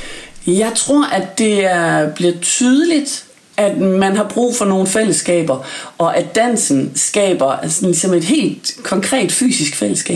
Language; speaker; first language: Danish; native; Danish